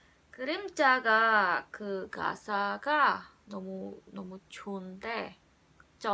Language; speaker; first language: Korean; non-native, learner; Indonesian